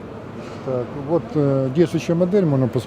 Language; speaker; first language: Russian; native; Russian